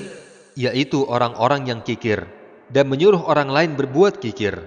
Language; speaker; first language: Indonesian; native; Indonesian